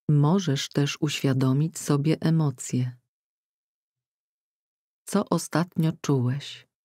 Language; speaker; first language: Polish; native; Polish